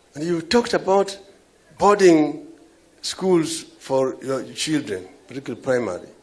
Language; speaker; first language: English; non-native, local second language; Luo (Kenya and Tanzania)